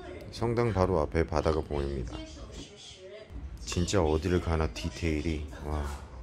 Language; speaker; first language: Korean; native; Korean